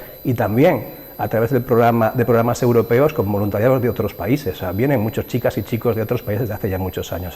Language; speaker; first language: Spanish; native; Spanish